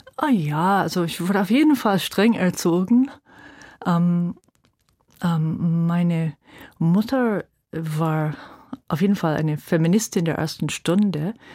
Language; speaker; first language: German; non-native, fluent; English